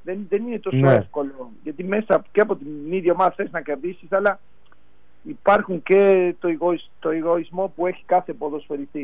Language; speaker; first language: Greek; non-native, fluent; Spanish